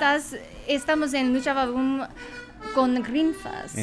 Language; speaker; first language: Spanish; non-native, learner; French